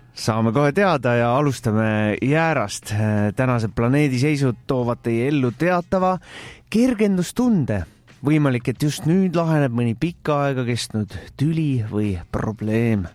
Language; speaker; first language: Estonian; native; Estonian